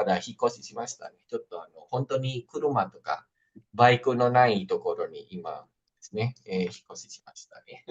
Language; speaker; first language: Japanese; non-native, fluent; Indonesian